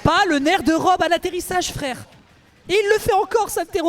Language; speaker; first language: French; native; French